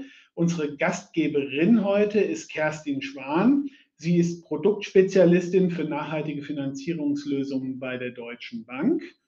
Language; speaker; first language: German; native; German